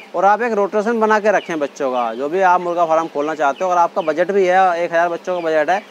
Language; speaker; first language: Hindi; native; Hindi